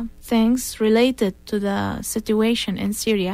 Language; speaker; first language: English; non-native, fluent; Arabic